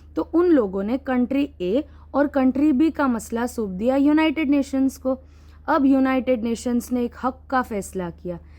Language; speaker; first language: Hindi; native; Hindi